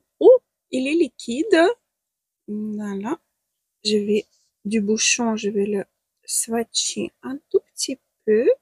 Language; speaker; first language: French; non-native, fluent; Ukrainian